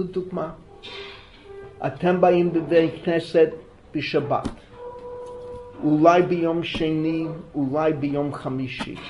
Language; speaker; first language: Hebrew; non-native, fluent; English